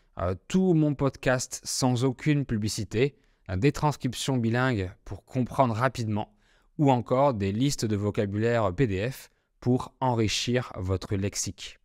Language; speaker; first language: French; native; French